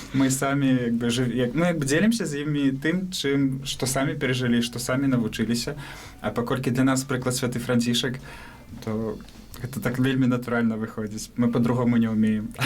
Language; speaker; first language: Belarusian; native; Belarusian